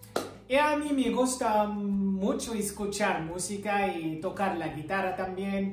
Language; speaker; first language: Spanish; non-native, fluent; Arabic